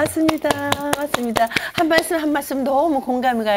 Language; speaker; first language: Korean; native; Korean